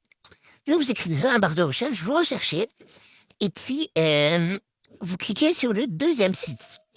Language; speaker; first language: French; native; French